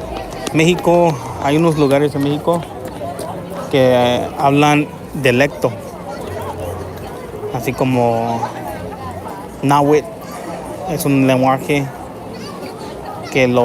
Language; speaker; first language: Spanish; early bilingual, heritage; Spanish